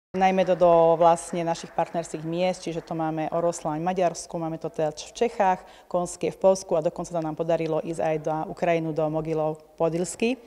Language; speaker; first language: Slovak; native; Slovak